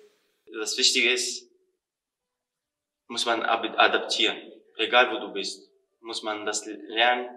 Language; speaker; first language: German; non-native, learner; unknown